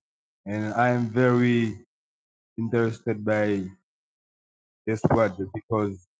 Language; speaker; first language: English; non-native, local second language; Haitian Creole